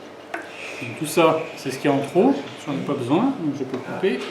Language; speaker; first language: French; native; French